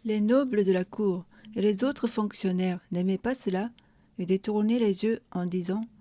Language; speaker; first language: French; non-native, fluent; Japanese